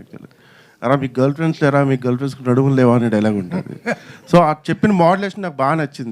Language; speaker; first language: Telugu; native; Telugu